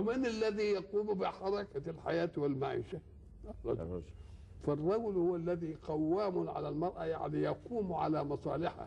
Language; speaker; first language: Arabic; native; Arabic